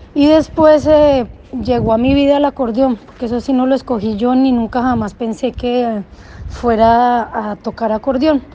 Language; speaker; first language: Spanish; native; Spanish